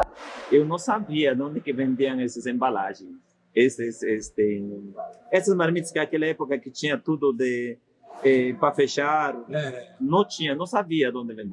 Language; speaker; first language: Portuguese; non-native, fluent; Spanish